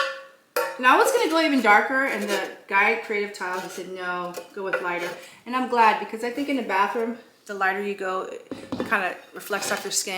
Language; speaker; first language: English; native; English